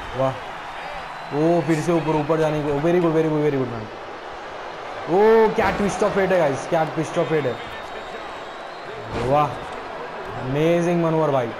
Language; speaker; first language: Hindi; native; Hindi